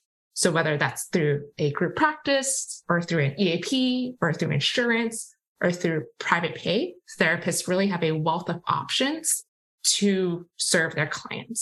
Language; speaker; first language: English; non-native, local second language; Cantonese